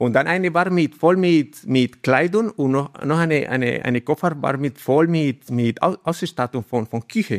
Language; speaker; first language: German; non-native, learner; Spanish